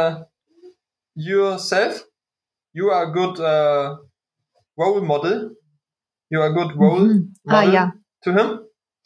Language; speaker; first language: English; non-native, learner; German